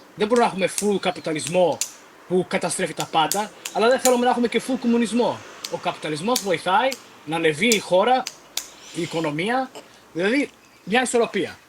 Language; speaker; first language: Greek; early bilingual, heritage; Greek